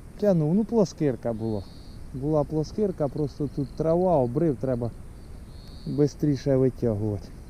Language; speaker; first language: Ukrainian; native; Ukrainian